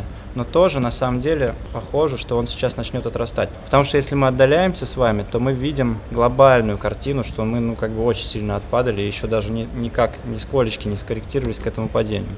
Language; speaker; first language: Russian; native; Russian